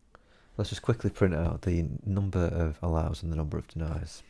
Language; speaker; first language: English; native; English